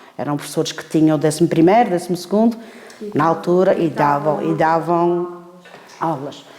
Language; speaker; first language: Portuguese; native; Portuguese